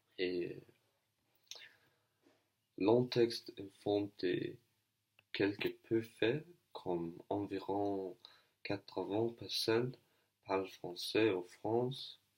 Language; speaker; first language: French; non-native, learner; Danish